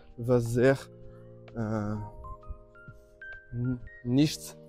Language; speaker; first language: German; non-native, learner; French